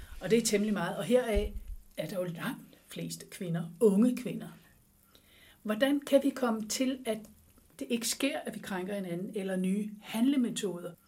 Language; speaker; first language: Danish; native; Danish